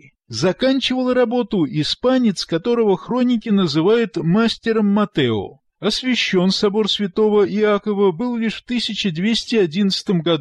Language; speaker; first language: Russian; native; Russian